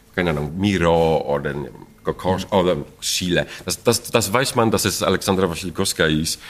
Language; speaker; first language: German; non-native, fluent; Polish